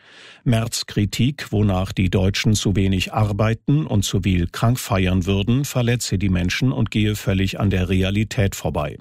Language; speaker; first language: German; native; German